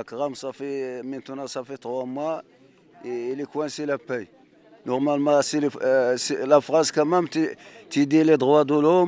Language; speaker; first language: French; non-native, learner; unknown